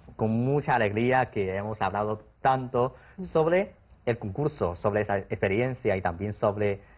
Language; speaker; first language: Spanish; non-native, fluent; Chinese